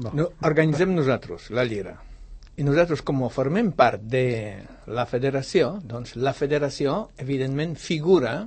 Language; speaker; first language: Catalan; non-native, fluent; Polish